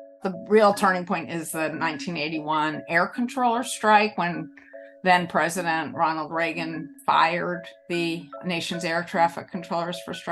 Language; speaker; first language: English; native; English